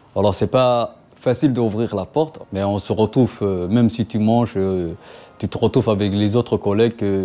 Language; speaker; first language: French; non-native, local second language; Somali